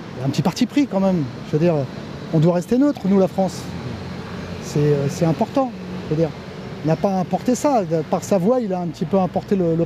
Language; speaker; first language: French; native; French